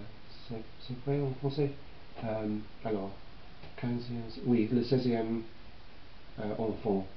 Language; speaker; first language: French; non-native, learner; English